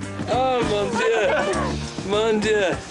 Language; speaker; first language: French; non-native, learner; English